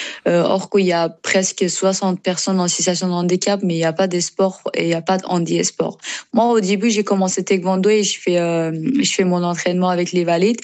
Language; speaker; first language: French; non-native, learner; Persian